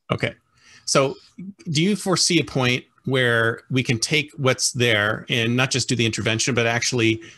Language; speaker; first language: English; native; English